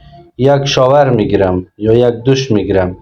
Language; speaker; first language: Persian; native; Persian